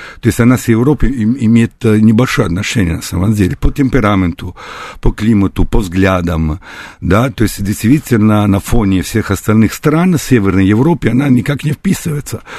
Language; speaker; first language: Russian; non-native, fluent; Italian